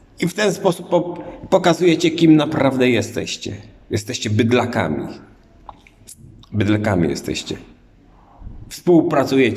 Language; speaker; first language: Polish; native; Polish